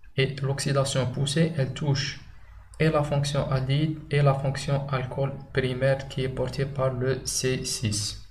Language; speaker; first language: French; non-native, local second language; Arabic